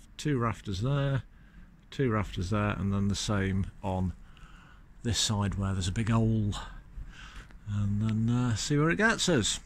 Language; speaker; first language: English; native; English